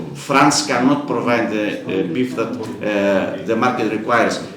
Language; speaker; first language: English; non-native, fluent; Greek